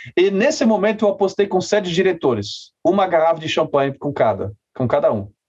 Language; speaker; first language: Portuguese; non-native, fluent; French